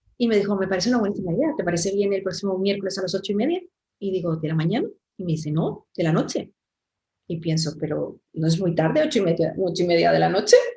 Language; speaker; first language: Spanish; native; Spanish